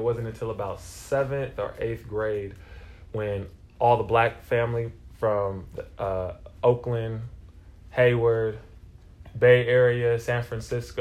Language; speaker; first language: English; native; English